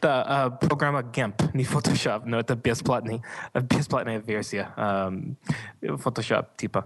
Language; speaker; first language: Russian; non-native, learner; English